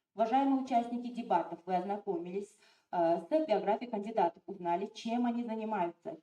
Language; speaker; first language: Russian; non-native, local second language; Kazakh